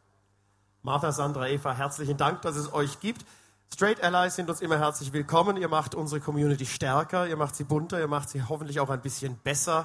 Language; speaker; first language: German; native; German